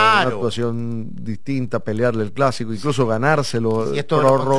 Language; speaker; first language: Spanish; native; Spanish